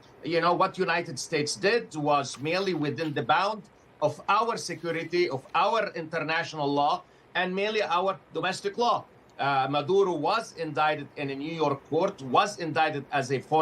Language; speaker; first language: English; non-native, fluent; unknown